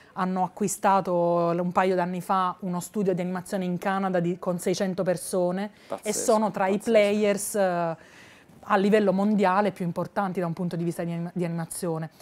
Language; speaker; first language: Italian; native; Italian